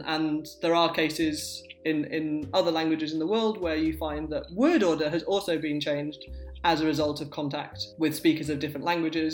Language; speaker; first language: English; native; English